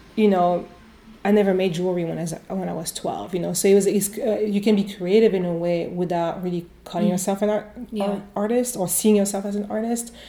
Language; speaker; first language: English; non-native, fluent; French